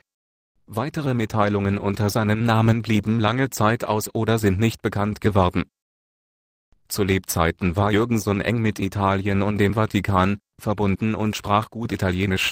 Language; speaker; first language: German; native; German